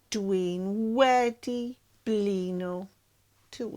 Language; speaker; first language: Welsh; non-native, local second language; English